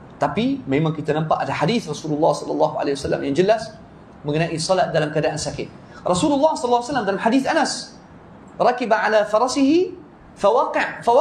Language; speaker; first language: Malay; non-native, fluent; Arabic